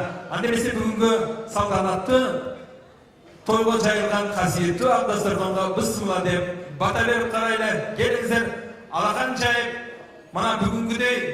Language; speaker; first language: Kyrgyz; native; Kyrgyz